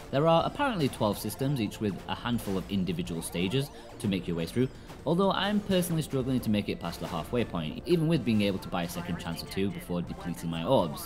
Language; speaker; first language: English; native; English